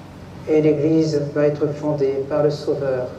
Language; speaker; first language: French; native; French